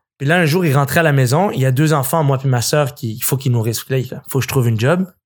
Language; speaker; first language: French; early bilingual, other home language; Arabic